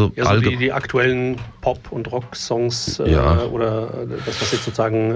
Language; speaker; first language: German; native; German